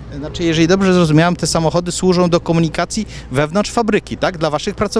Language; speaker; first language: Polish; native; Polish